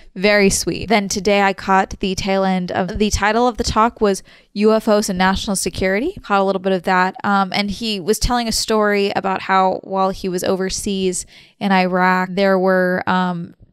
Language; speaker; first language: English; native; English